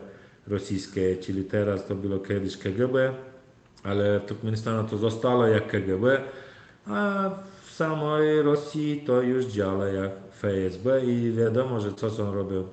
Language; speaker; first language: Polish; non-native, learner; Turkmen